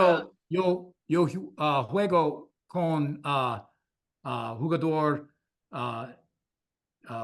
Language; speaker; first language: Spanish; non-native, learner; English